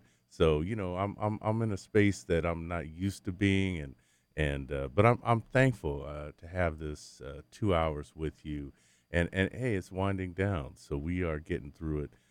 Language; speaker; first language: English; native; English